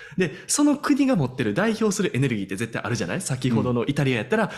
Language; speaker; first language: Japanese; native; Japanese